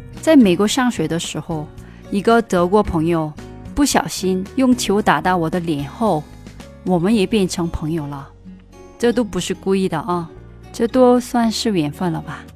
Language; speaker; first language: Chinese; non-native, fluent; Korean